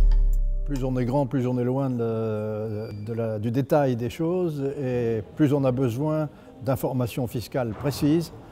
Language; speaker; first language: French; native; French